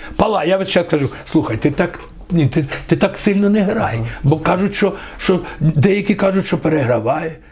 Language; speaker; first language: Ukrainian; native; Ukrainian